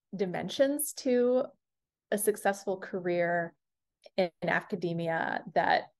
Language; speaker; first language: English; native; English